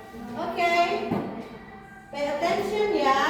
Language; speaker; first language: English; non-native, learner; Indonesian